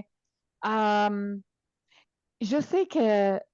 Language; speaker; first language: French; non-native, local second language; English